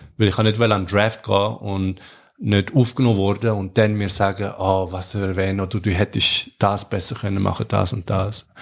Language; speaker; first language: German; native; German